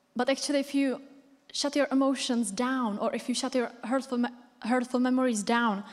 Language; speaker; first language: English; non-native, fluent; Czech